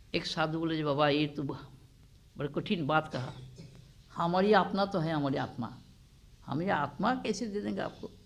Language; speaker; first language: Hindi; non-native, local second language; Bangla